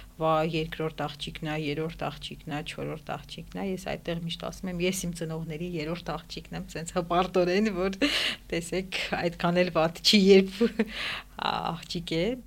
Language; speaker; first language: Armenian; native; Armenian